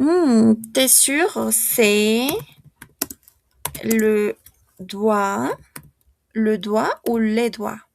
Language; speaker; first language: French; non-native, fluent; Spanish